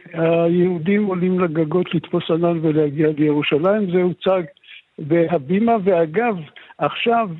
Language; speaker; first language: Hebrew; early bilingual, other home language; Arabic